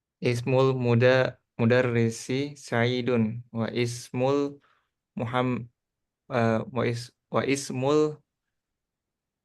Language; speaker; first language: Arabic; non-native, learner; Indonesian